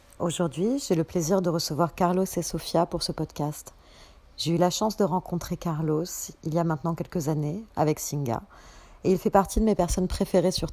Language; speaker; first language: French; native; French